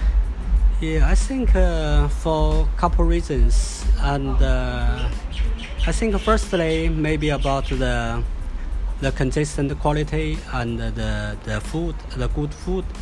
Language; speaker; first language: English; non-native, fluent; Chinese